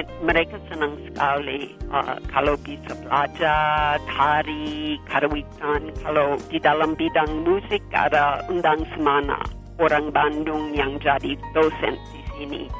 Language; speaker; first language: Indonesian; non-native, fluent; English